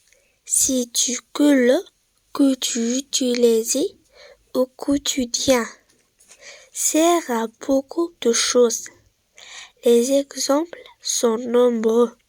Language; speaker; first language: French; non-native, local second language; Arabic